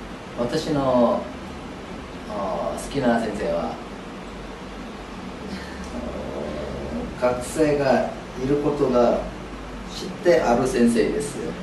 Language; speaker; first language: Japanese; non-native, learner; Korean